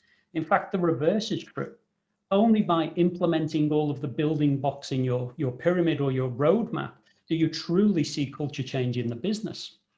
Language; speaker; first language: English; native; English